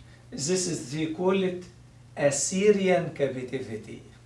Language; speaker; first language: English; non-native, fluent; Arabic